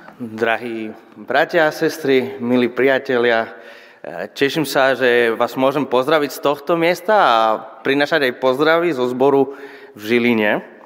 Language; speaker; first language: Slovak; non-native, fluent; Spanish